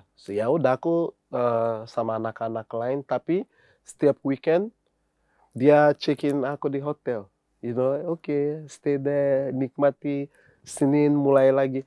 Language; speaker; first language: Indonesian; non-native, fluent; English